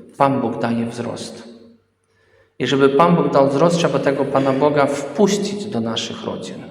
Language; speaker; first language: Polish; early bilingual, heritage; Polish